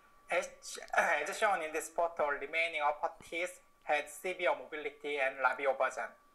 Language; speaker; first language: English; non-native, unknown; Korean